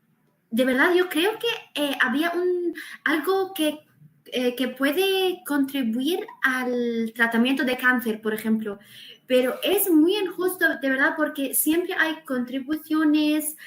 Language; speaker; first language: Spanish; non-native, fluent; Arabic